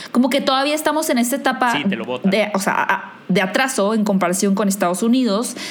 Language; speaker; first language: Spanish; native; Spanish